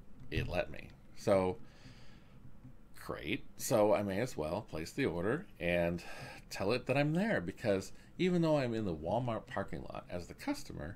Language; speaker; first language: English; native; English